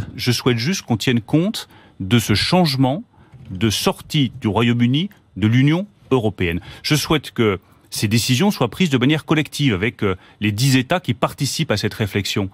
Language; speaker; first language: French; native; French